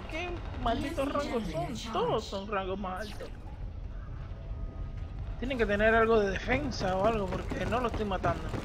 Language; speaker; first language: Spanish; native; Spanish